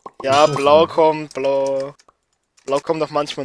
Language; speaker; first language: German; native; German